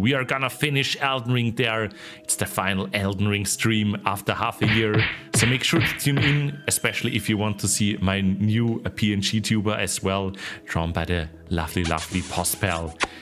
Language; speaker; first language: English; non-native, fluent; German